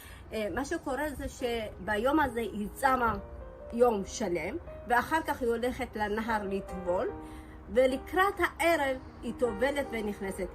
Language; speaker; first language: Hebrew; early bilingual, other home language; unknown